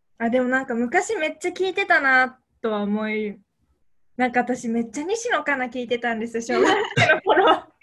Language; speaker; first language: Japanese; native; Japanese